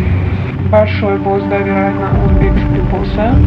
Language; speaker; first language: Russian; non-native, local second language; Uzbek